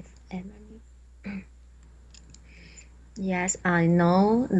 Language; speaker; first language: English; non-native, learner; Chinese